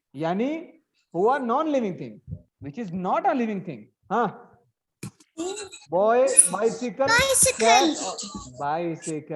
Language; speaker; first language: English; non-native, learner; Arabic